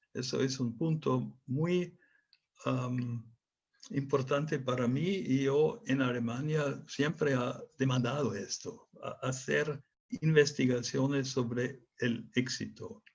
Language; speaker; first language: Spanish; non-native, fluent; German